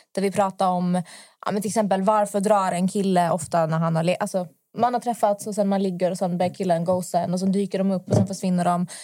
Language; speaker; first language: Swedish; native; Swedish